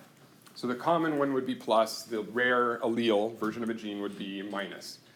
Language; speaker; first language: English; native; English